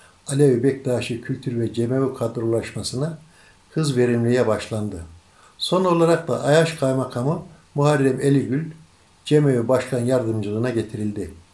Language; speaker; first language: Turkish; native; Turkish